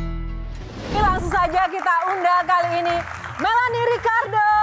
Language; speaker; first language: Indonesian; native; Indonesian